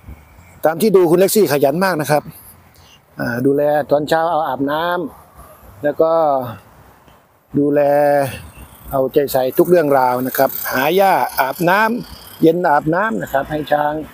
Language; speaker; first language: Thai; native; Thai